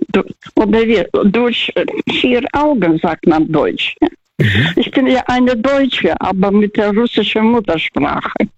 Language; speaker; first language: German; non-native, fluent; Russian